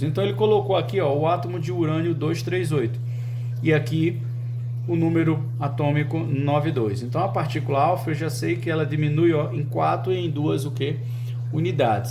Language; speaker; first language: Portuguese; native; Portuguese